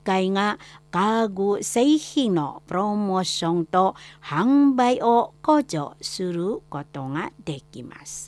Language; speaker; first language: Japanese; non-native, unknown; Indonesian